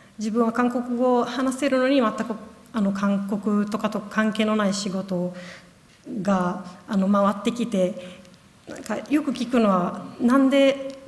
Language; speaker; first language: Japanese; non-native, fluent; Italian